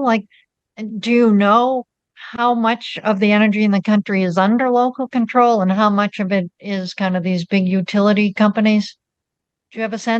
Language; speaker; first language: English; native; English